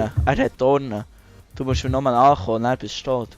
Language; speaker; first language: German; native; German